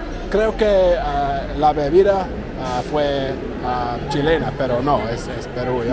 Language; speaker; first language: Spanish; non-native, learner; English